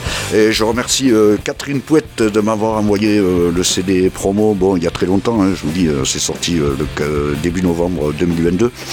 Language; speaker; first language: French; native; French